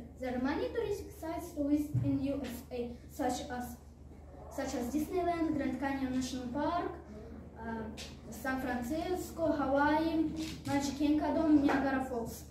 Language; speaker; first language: English; non-native, learner; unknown